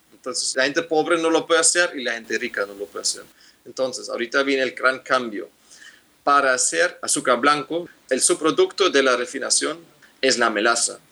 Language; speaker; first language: Spanish; non-native, fluent; German